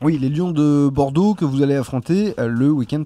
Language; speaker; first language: French; native; French